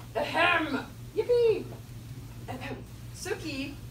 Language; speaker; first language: French; non-native, fluent; English